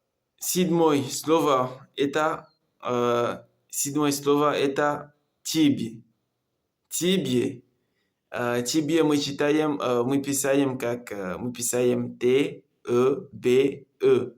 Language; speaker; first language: Russian; non-native, learner; Comorian